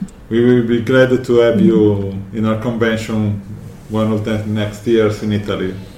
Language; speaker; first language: English; non-native, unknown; Italian